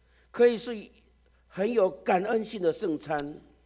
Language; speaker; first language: Chinese; native; Chinese